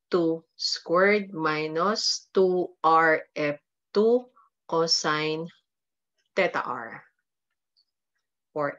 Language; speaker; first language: English; non-native, local second language; Filipino